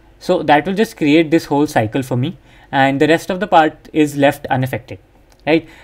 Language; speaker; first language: English; non-native, local second language; Hindi